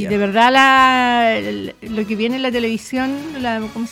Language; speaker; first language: Spanish; native; Spanish